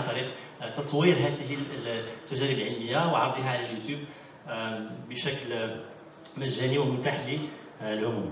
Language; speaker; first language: Arabic; native; Arabic